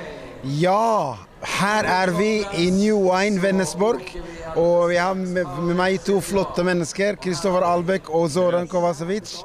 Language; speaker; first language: Norwegian; non-native, fluent; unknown